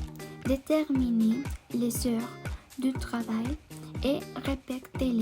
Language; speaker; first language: French; non-native, learner; Spanish